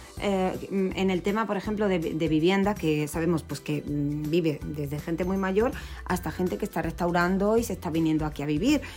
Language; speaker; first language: Spanish; native; Spanish